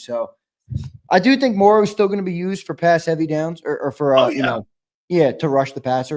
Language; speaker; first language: English; native; English